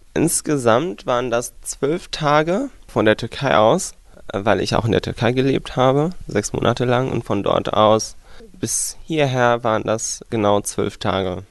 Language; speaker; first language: German; non-native, fluent; Arabic